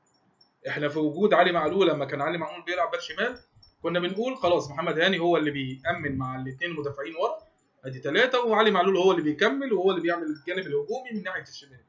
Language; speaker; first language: Arabic; native; Arabic